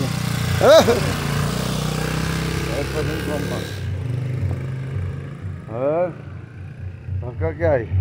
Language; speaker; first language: Spanish; native; Spanish